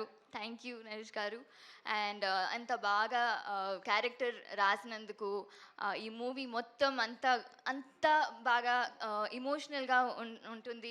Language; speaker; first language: Telugu; non-native, learner; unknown